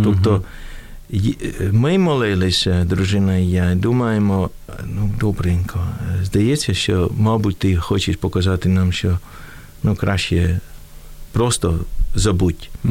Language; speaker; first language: Ukrainian; non-native, fluent; Dutch